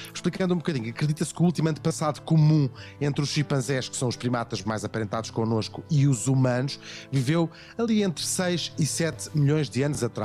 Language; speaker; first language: Portuguese; native; Portuguese